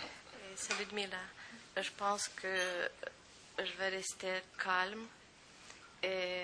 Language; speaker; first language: French; non-native, fluent; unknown